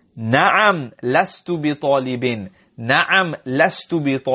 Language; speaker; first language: Arabic; non-native, fluent; English